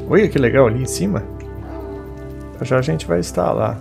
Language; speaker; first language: Portuguese; native; Portuguese